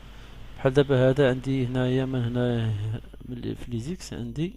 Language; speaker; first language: Arabic; native; Arabic